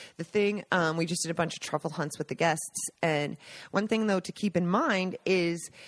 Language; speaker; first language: English; native; English